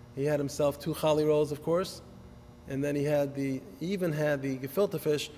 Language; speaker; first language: English; native; English